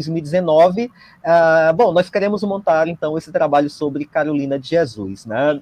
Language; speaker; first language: Portuguese; native; Portuguese